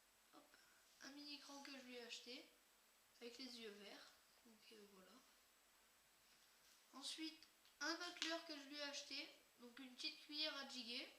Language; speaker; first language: French; native; French